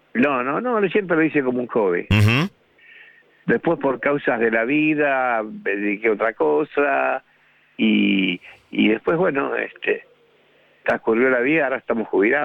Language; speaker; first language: Spanish; native; Spanish